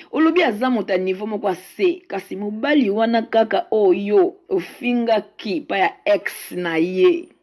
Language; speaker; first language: Lingala; non-native, fluent; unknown